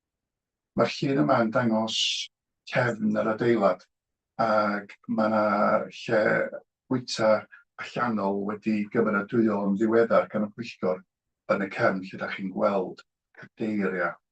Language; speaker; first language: Welsh; native; Welsh